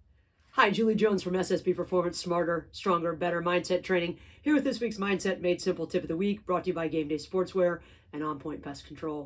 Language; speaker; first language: English; native; English